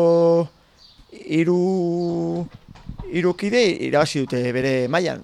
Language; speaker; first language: Basque; native; Basque